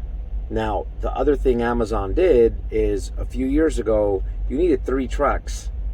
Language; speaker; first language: English; native; English